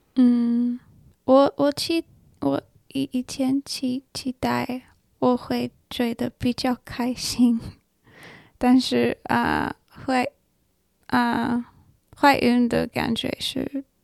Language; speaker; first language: Chinese; non-native, learner; English